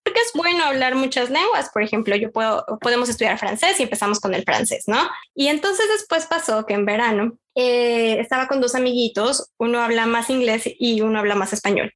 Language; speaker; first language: Spanish; native; Spanish